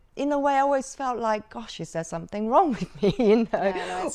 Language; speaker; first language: English; early bilingual, other home language; Cantonese